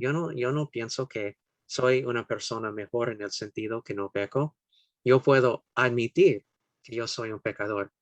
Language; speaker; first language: Spanish; non-native, fluent; English